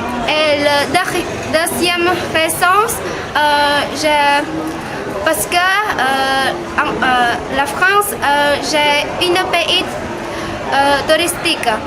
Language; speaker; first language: French; non-native, learner; Khmer